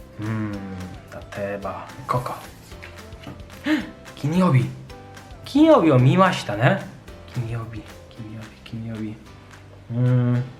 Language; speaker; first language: Japanese; non-native, fluent; Polish